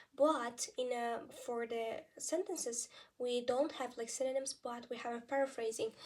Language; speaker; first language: English; non-native, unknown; Kazakh